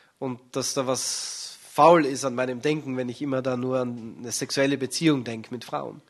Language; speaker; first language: German; native; German